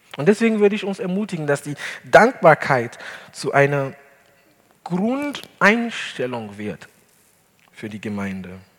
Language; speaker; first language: German; non-native, fluent; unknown